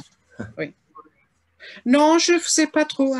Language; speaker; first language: French; non-native, fluent; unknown